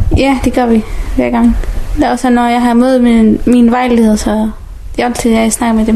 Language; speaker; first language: Danish; non-native, learner; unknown